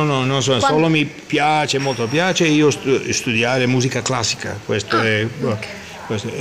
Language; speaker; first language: Italian; non-native, learner; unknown